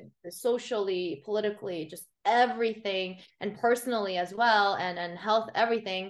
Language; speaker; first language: English; early bilingual, other home language; Korean